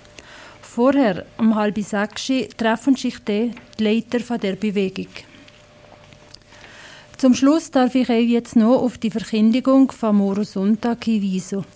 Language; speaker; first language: German; native; German